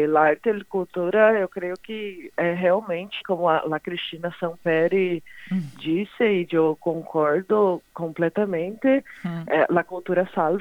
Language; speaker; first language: Spanish; non-native, fluent; Portuguese